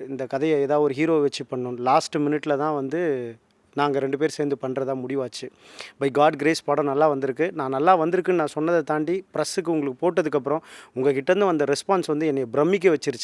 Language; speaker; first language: Tamil; native; Tamil